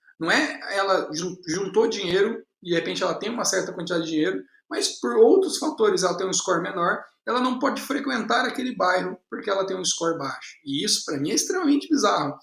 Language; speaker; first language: Portuguese; native; Portuguese